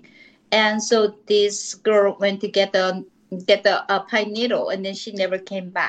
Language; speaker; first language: English; non-native, fluent; Korean